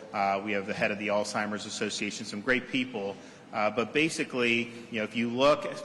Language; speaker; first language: English; native; English